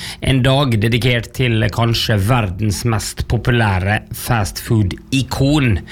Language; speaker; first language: Norwegian; native; Norwegian